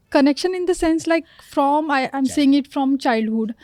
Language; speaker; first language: English; non-native, local second language; Marathi